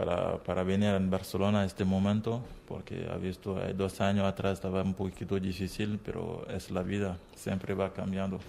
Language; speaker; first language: Spanish; non-native, learner; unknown